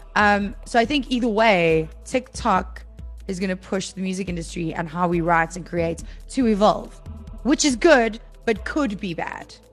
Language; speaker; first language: English; native; English